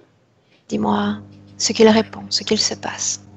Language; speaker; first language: French; native; French